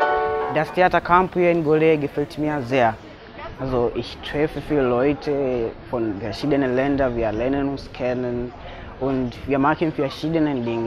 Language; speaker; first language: German; non-native, learner; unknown